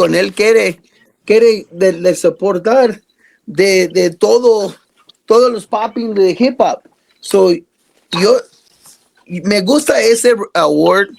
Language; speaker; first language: Spanish; non-native, learner; English